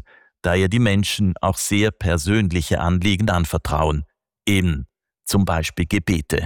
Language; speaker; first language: German; native; German